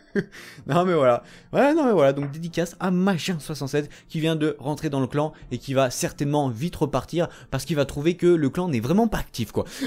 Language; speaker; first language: French; native; French